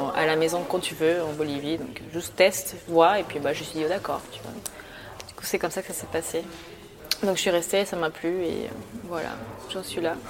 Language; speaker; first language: French; early bilingual, other home language; Spanish